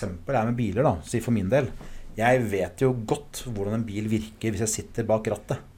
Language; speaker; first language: Norwegian; early bilingual, other home language; English